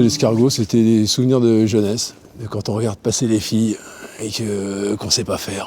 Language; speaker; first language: French; native; French